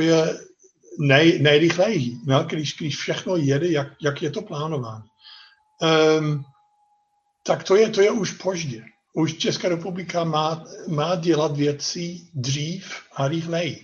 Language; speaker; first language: Czech; non-native, fluent; Dutch